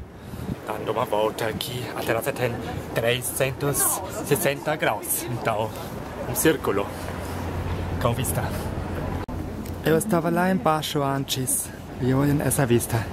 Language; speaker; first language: Portuguese; non-native, fluent; German